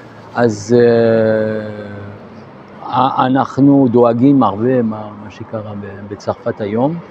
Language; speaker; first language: Hebrew; non-native, fluent; French